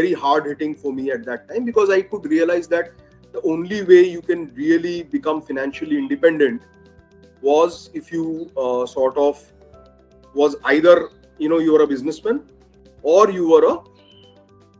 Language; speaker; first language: English; non-native, local second language; Bangla